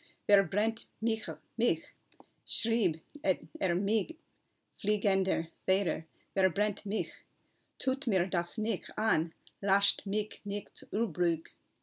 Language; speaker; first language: German; non-native, learner; English